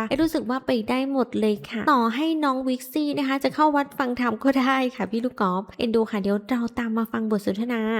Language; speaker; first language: Thai; native; Thai